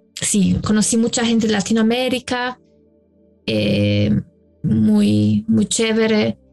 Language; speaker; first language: Spanish; non-native, fluent; German